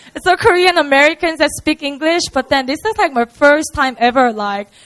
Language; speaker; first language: English; non-native, fluent; Korean